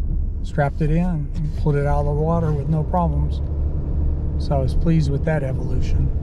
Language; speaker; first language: English; native; English